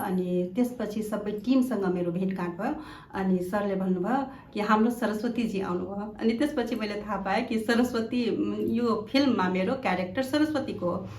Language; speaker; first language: Nepali; non-native, local second language; Maithili